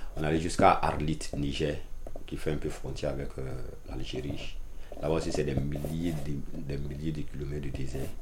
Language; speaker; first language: French; non-native, local second language; Dyula